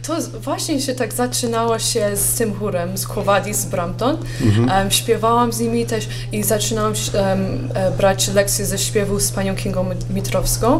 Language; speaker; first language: Polish; early bilingual, heritage; Polish